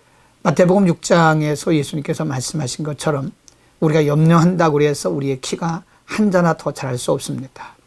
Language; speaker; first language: Korean; native; Korean